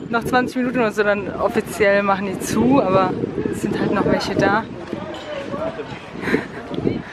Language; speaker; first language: German; native; German